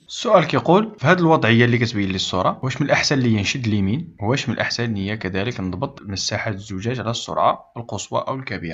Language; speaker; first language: Arabic; native; Arabic